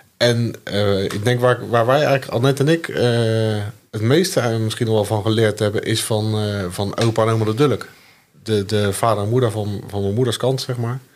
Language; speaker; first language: Dutch; native; Dutch